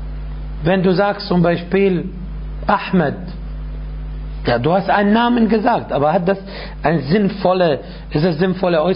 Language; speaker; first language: German; non-native, fluent; Arabic